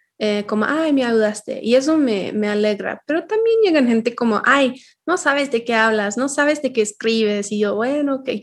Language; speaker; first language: Spanish; non-native, fluent; English